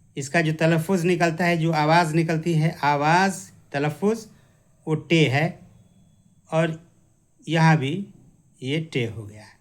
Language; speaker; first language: Hindi; native; Hindi